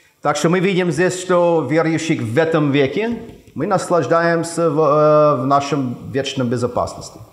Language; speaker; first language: Russian; non-native, fluent; English